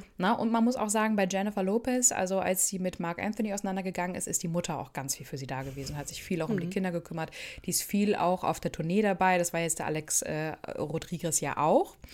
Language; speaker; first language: German; native; German